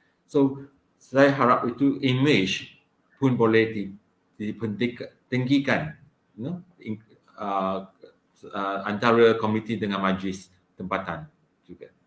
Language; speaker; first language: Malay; non-native, local second language; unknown